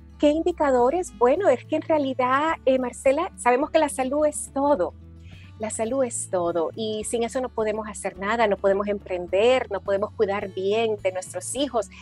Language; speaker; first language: Spanish; native; Spanish